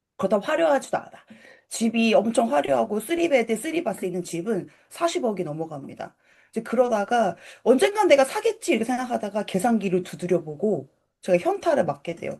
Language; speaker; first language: Korean; native; Korean